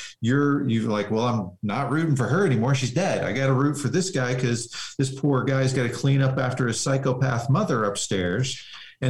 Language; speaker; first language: English; native; English